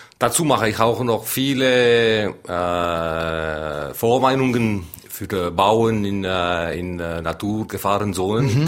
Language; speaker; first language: German; non-native, local second language; French